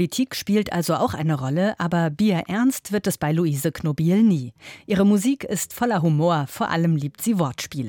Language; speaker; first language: German; native; German